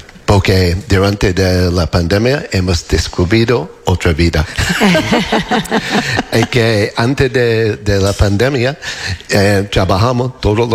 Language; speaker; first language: Spanish; non-native, learner; English